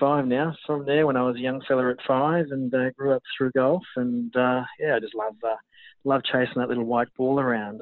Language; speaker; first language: English; native; English